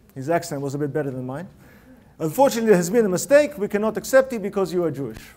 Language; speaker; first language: English; early bilingual, other home language; Russian